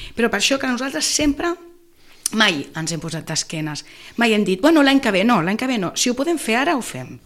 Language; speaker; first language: Catalan; native; Catalan